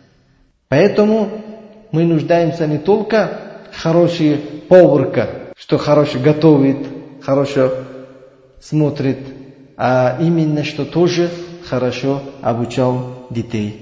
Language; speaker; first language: Russian; non-native, learner; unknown